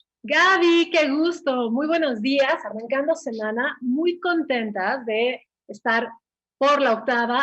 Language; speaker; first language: Spanish; native; Spanish